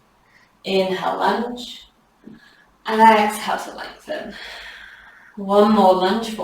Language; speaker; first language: English; native; English